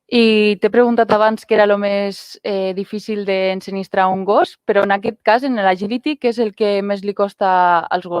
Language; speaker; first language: Catalan; native; Catalan